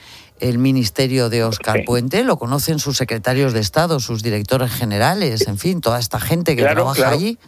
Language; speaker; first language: Spanish; native; Spanish